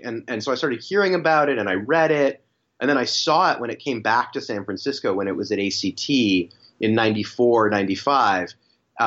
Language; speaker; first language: English; native; English